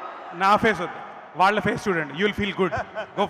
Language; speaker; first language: Telugu; native; Telugu